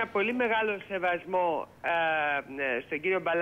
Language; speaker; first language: Greek; native; Greek